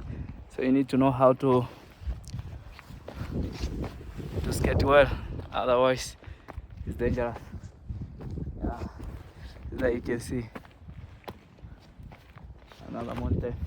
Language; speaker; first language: English; non-native, learner; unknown